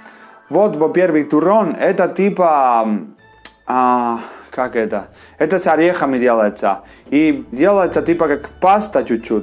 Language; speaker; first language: Russian; non-native, learner; Spanish